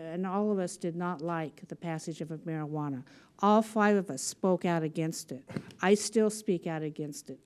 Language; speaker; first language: English; native; English